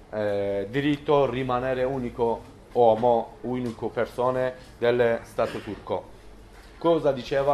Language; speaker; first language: Italian; non-native, learner; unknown